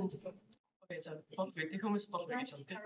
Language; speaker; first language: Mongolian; non-native, fluent; English